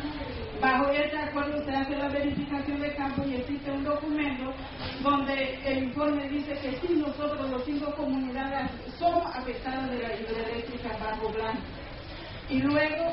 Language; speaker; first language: Spanish; non-native, local second language; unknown